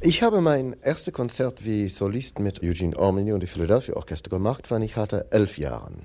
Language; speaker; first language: German; non-native, fluent; English